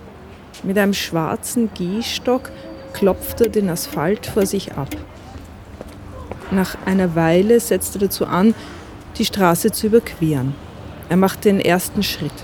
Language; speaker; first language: German; native; German